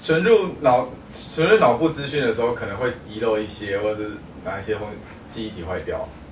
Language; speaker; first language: Chinese; native; Chinese